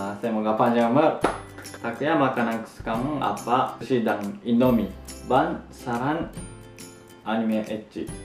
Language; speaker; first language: Indonesian; non-native, fluent; Japanese